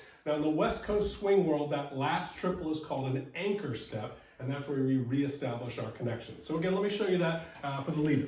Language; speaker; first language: English; native; English